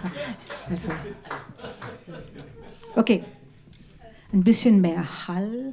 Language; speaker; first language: German; non-native, fluent; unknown